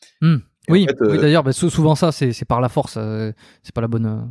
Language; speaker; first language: French; native; French